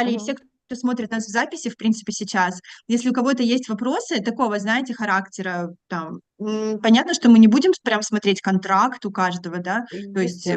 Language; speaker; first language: Russian; native; Russian